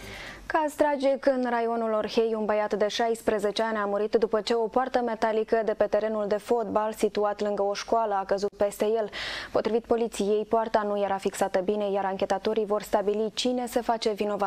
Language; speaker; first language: Romanian; native; Romanian